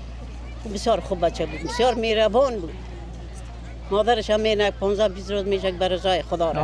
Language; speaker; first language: Persian; native; Persian